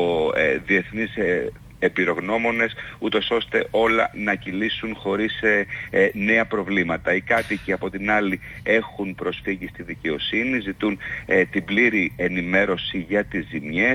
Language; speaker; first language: Greek; native; Greek